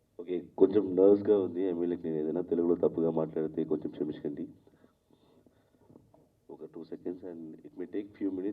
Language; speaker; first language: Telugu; non-native, fluent; Tamil